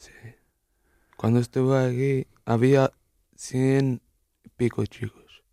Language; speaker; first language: Spanish; non-native, learner; Arabic